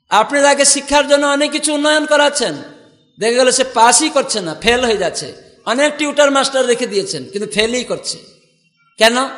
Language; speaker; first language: Bangla; non-native, fluent; Odia